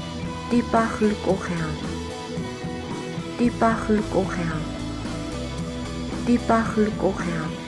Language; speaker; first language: French; non-native, learner; Korean